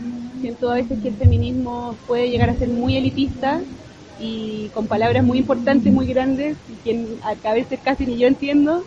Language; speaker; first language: Spanish; native; Spanish